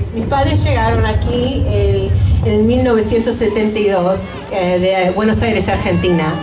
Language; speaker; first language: Spanish; early bilingual, heritage; Spanish